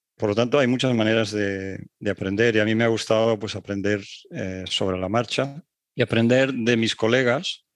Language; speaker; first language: Spanish; native; Spanish